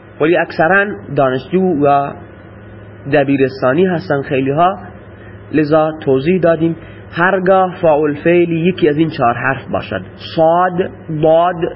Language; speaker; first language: Persian; non-native, local second language; Baluchi